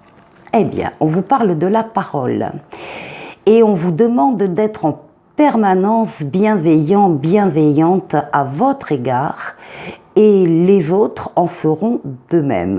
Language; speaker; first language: French; native; French